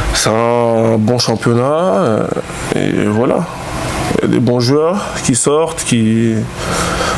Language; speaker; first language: French; native; French